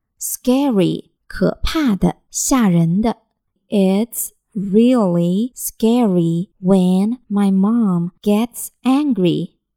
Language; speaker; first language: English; non-native, fluent; Chinese